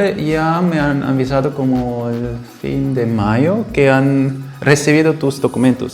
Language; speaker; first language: Spanish; non-native, fluent; German